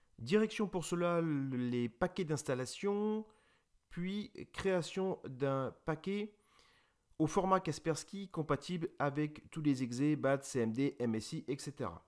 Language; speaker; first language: French; native; French